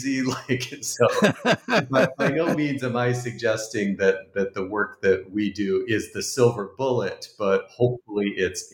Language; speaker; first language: English; native; English